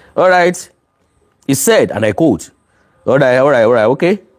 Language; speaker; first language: English; non-native, local second language; Yoruba